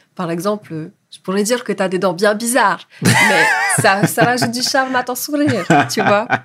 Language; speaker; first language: French; native; French